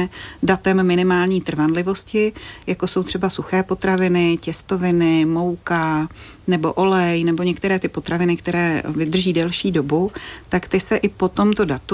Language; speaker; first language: Czech; native; Czech